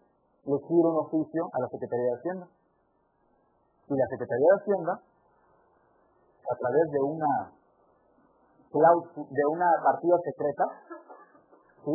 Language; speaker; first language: Spanish; native; Spanish